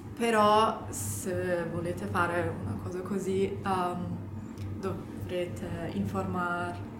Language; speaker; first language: Italian; non-native, learner; German